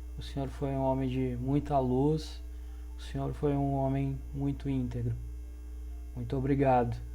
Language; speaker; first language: Portuguese; early bilingual, other home language; Spanish